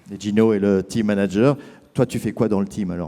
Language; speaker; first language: French; native; French